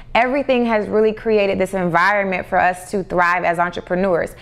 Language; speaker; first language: English; native; English